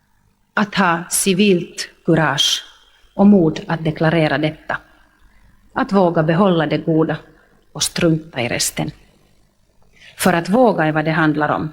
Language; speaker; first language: Swedish; native; Swedish